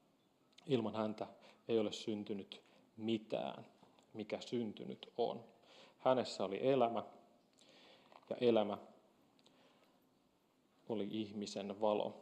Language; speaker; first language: Finnish; native; Finnish